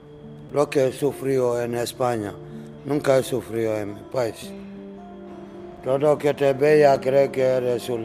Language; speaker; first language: Spanish; non-native, learner; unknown